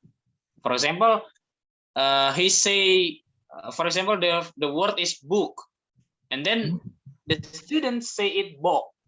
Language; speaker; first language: English; non-native, fluent; Indonesian